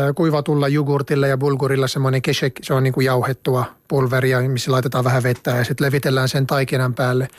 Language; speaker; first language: Finnish; non-native, fluent; Arabic